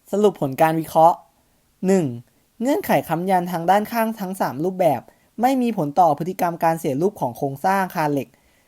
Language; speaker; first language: Thai; native; Thai